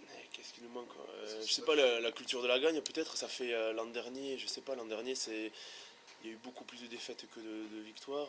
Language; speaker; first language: French; native; French